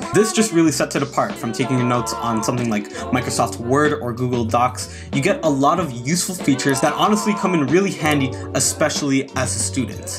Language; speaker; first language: English; native; English